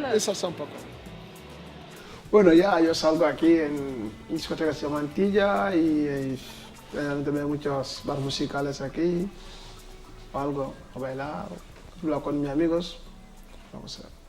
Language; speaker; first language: Spanish; non-native, learner; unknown